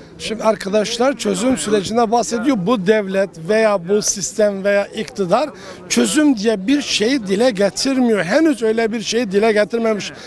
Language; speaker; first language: Turkish; non-native, local second language; Kurdish